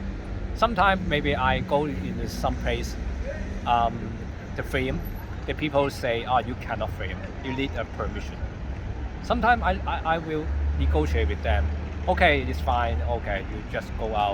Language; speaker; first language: English; non-native, learner; Cantonese